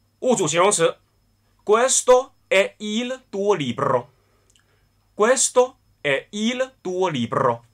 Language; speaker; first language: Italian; non-native, fluent; Chinese